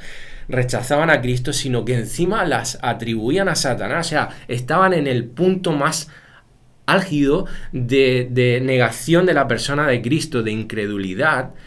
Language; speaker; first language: Spanish; native; Spanish